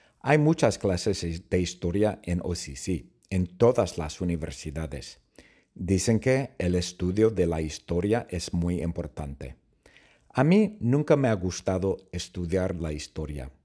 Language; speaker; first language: Spanish; non-native, fluent; English